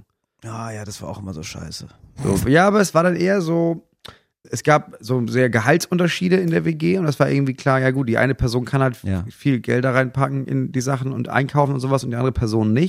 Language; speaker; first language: German; native; German